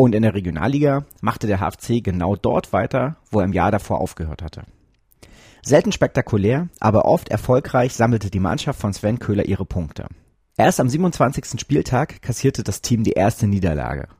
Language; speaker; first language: German; native; German